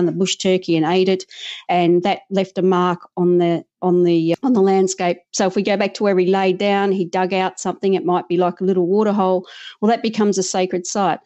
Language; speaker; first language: English; native; English